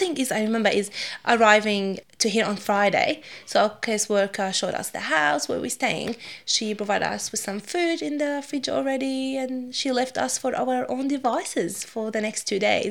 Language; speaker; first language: English; non-native, fluent; Arabic